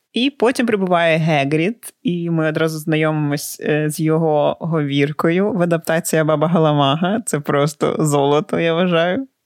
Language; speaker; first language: Ukrainian; native; Ukrainian